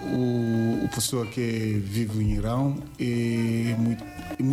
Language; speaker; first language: Portuguese; non-native, learner; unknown